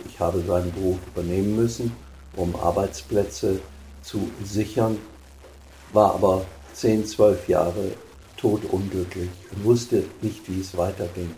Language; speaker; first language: German; native; German